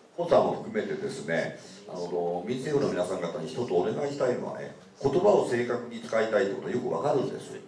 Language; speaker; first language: Japanese; native; Japanese